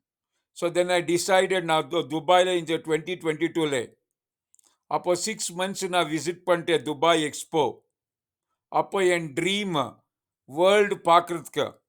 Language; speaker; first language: Tamil; non-native, learner; Kannada